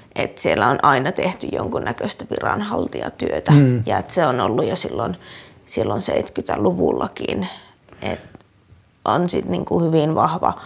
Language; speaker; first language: Finnish; native; Finnish